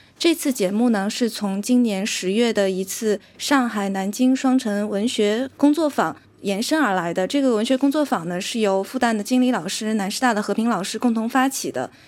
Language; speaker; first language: Chinese; native; Chinese